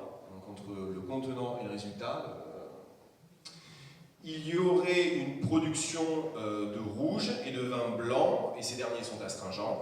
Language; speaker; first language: French; native; French